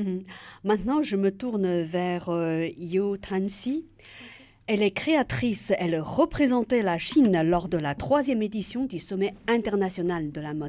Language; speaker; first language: French; native; French